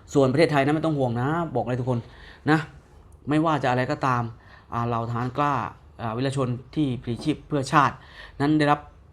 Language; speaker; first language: Thai; native; Thai